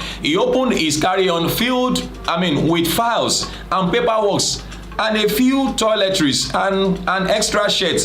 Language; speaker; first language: English; non-native, local second language; Yoruba